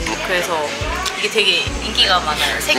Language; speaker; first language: Korean; non-native, local second language; Indonesian